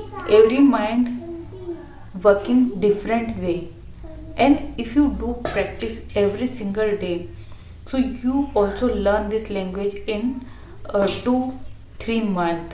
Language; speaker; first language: English; non-native, learner; Hindi